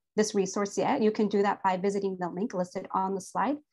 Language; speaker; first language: English; native; English